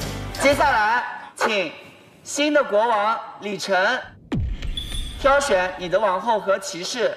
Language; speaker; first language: Chinese; native; Chinese